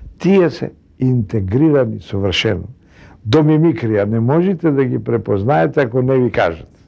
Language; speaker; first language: Macedonian; native; Macedonian